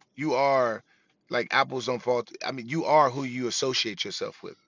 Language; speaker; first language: English; native; English